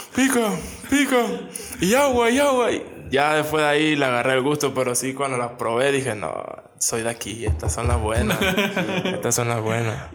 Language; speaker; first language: Spanish; native; Spanish